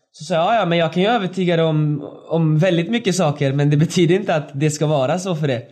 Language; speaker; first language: Swedish; native; Swedish